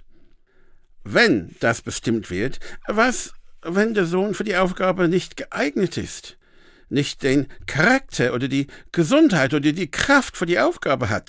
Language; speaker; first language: German; non-native, fluent; English